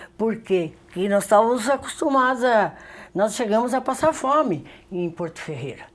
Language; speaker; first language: Portuguese; early bilingual, other home language; Spanish